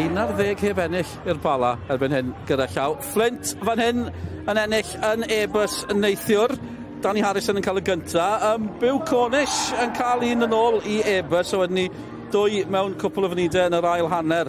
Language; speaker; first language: Welsh; native; Welsh